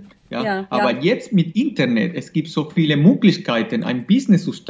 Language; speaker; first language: German; non-native, fluent; Spanish